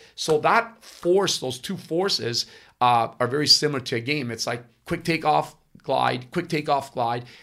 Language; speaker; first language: English; non-native, fluent; Italian